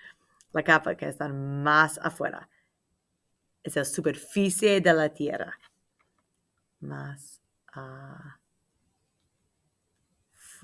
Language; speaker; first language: Spanish; non-native, learner; English